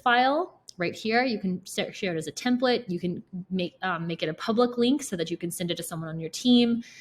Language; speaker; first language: English; native; English